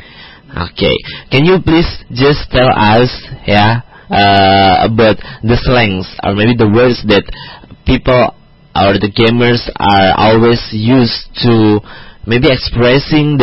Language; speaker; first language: English; non-native, learner; Indonesian